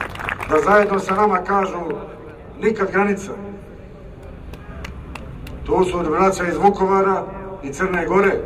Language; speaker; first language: Bosnian; native; Bosnian